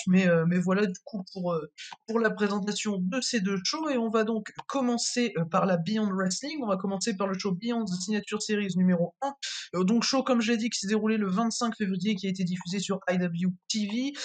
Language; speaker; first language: French; native; French